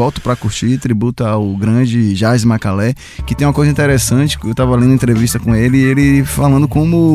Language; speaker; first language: Portuguese; native; Portuguese